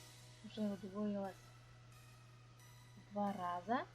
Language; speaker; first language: Russian; non-native, fluent; Tajik